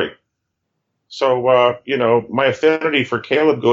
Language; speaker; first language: English; native; English